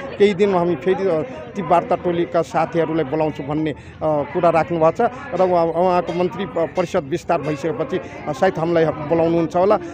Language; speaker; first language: Nepali; non-native, local second language; Dangaura Tharu